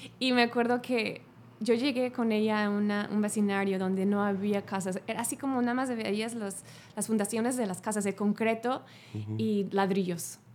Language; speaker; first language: Spanish; non-native, fluent; English